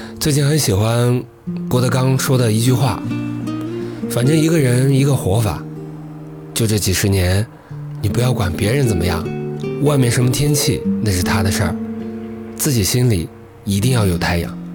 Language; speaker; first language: Chinese; native; Chinese